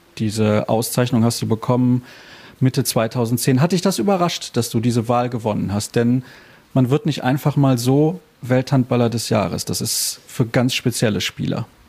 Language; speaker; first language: German; native; German